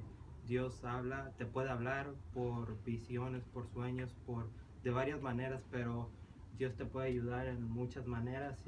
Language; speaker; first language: Spanish; early bilingual, heritage; Spanish